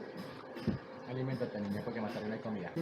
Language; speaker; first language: Spanish; native; Spanish